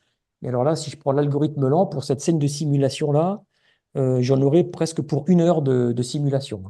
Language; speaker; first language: French; native; French